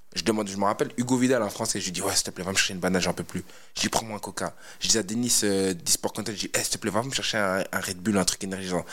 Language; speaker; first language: French; native; French